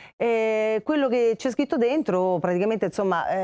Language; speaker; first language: Italian; native; Italian